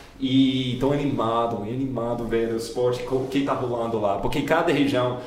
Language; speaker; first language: Portuguese; non-native, fluent; English